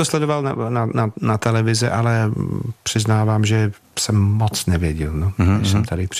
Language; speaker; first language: Czech; non-native, fluent; English